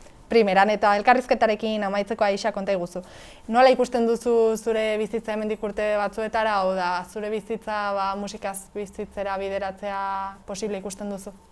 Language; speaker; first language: Basque; native; Basque